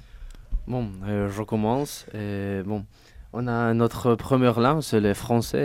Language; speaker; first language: French; non-native, fluent; Spanish